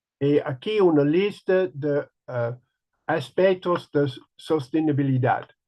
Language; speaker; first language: Spanish; non-native, learner; English